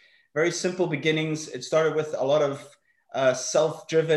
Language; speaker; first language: English; native; English